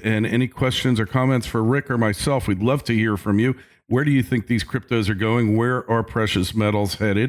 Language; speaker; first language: English; native; English